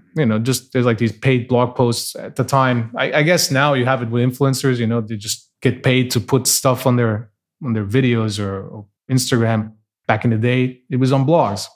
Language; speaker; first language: English; non-native, fluent; Portuguese